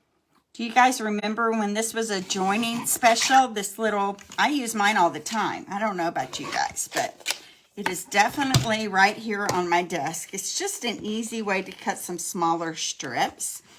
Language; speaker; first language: English; native; English